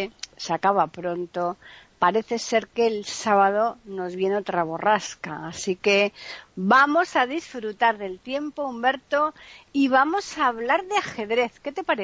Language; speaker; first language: Spanish; native; Spanish